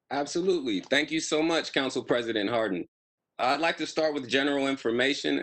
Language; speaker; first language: English; native; English